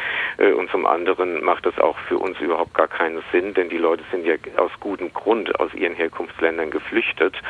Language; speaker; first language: German; native; German